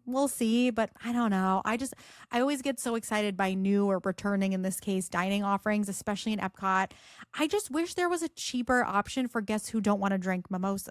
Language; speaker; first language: English; native; English